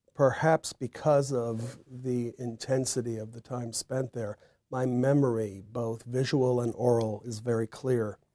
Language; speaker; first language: English; native; English